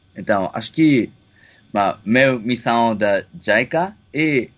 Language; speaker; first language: Portuguese; non-native, learner; Japanese